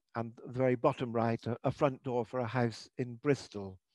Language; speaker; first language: English; native; English